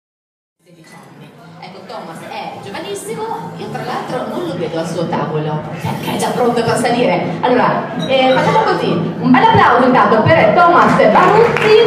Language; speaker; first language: Italian; native; Italian